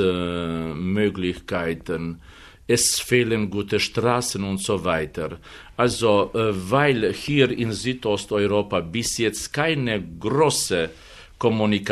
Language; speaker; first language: German; non-native, fluent; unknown